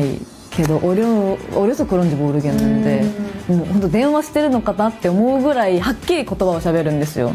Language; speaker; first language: Japanese; native; Japanese